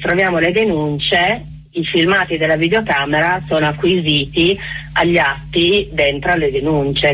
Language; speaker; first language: Italian; native; Italian